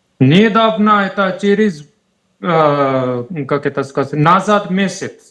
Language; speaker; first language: Russian; non-native, learner; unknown